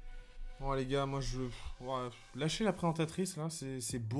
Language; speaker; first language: French; native; French